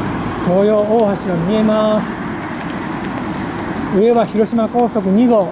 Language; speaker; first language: Japanese; native; Japanese